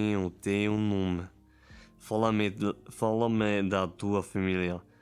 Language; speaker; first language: Portuguese; non-native, learner; German